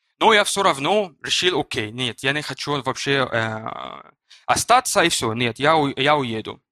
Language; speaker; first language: Russian; non-native, learner; Arabic